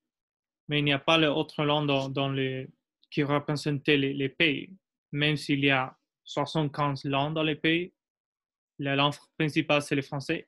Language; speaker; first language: French; non-native, learner; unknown